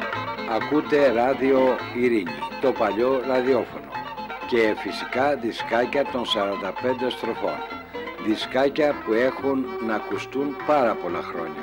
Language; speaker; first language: Greek; native; Greek